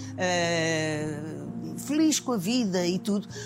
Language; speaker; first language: Portuguese; native; Portuguese